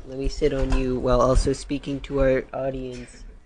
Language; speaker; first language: English; native; English